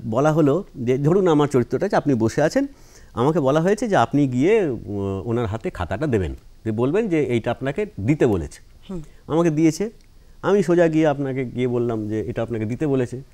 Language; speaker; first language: Bangla; native; Bangla